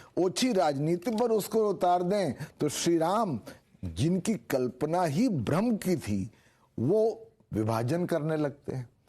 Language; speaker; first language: Hindi; native; Hindi